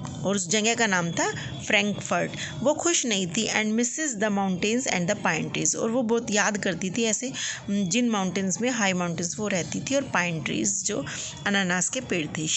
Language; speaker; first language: Hindi; native; Hindi